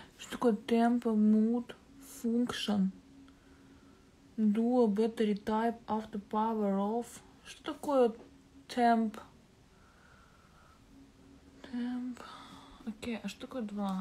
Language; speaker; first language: Russian; native; Russian